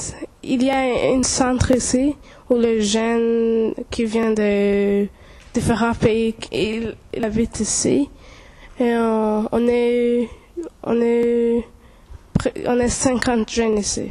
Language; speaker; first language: French; non-native, local second language; Kinyarwanda